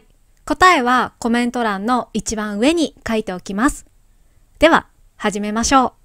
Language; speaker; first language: Japanese; native; Japanese